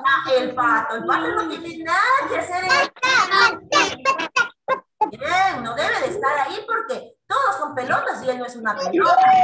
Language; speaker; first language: Spanish; native; Spanish